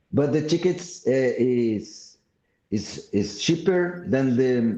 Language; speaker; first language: English; non-native, fluent; Portuguese